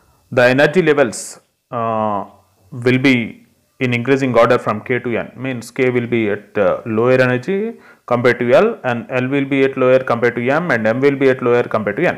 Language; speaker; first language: English; non-native, local second language; Telugu